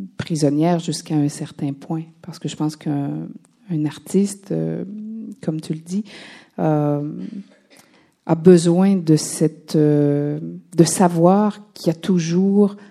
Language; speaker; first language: French; native; French